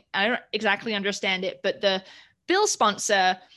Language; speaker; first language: English; native; English